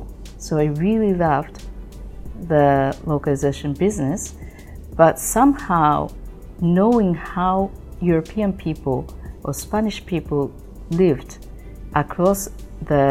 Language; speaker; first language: English; non-native, fluent; Japanese